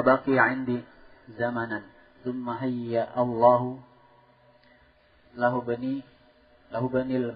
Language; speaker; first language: Arabic; non-native, fluent; Indonesian